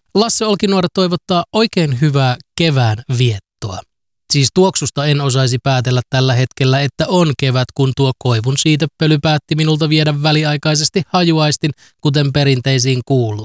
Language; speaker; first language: Finnish; native; Finnish